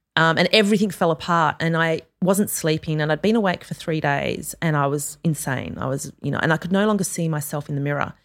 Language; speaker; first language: English; native; English